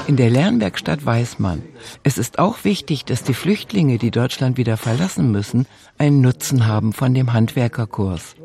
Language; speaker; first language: German; native; German